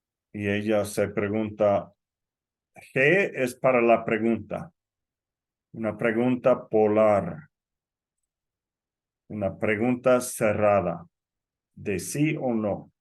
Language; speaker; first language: Spanish; non-native, fluent; English